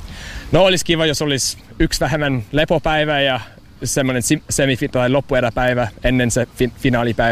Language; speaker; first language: Finnish; non-native, learner; English